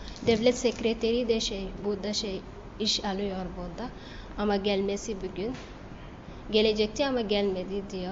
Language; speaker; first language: Turkish; non-native, learner; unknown